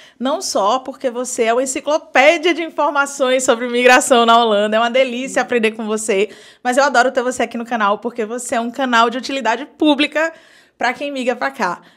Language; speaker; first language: Portuguese; native; Portuguese